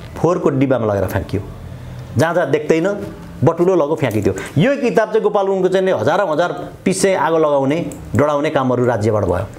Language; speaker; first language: Nepali; non-native, local second language; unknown